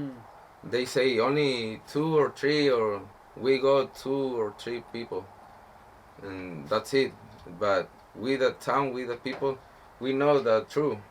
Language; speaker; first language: English; non-native, learner; Spanish